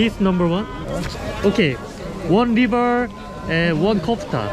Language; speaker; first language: English; non-native, learner; Korean